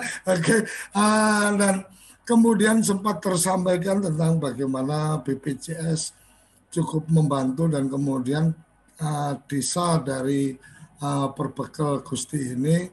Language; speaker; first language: Malay; native; Malay